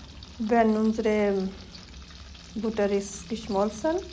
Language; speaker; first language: German; non-native, learner; Hindi